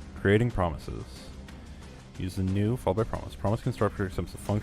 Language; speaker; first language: English; native; English